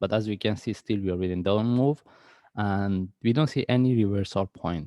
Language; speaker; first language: English; non-native, fluent; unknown